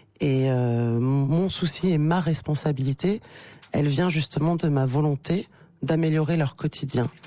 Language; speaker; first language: French; native; French